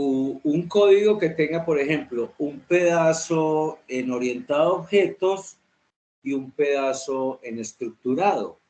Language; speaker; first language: Spanish; native; Spanish